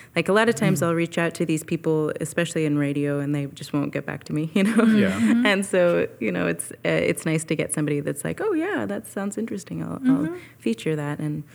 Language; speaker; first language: English; native; English